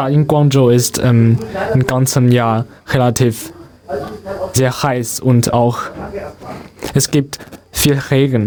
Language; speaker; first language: German; non-native, learner; Chinese